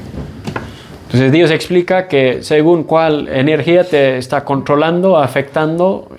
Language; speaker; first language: Spanish; non-native, fluent; English